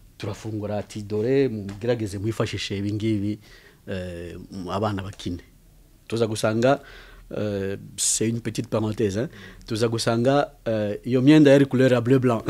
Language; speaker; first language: Kinyarwanda; early bilingual, heritage; Kinyarwanda